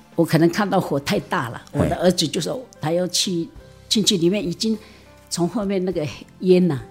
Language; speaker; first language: Min Nan Chinese; non-native, local second language; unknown